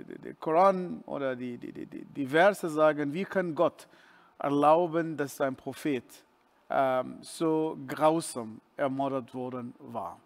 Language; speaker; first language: German; non-native, fluent; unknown